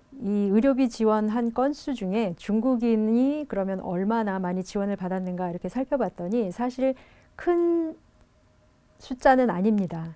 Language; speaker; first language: Korean; native; Korean